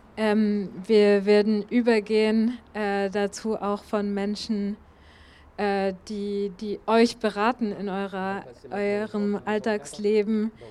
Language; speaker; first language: German; native; German